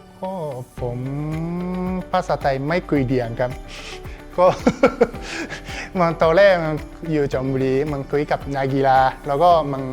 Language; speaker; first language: Thai; non-native, learner; Japanese